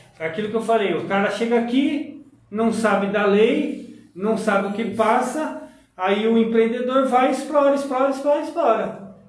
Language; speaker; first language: Portuguese; native; Portuguese